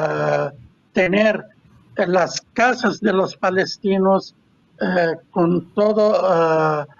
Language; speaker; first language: Spanish; non-native, fluent; Arabic